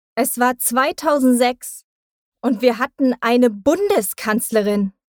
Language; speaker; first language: German; native; German